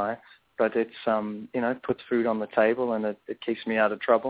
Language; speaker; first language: English; native; English